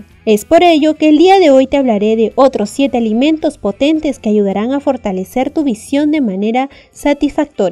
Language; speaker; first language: Spanish; native; Spanish